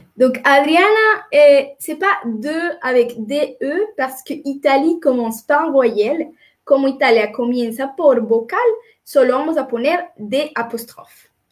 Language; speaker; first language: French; non-native, fluent; Spanish